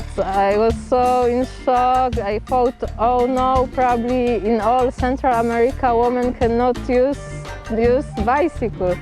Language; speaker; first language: English; non-native, fluent; Polish